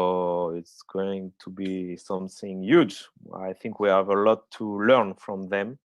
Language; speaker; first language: English; non-native, fluent; French